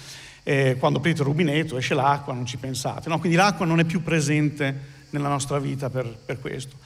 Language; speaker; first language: Italian; native; Italian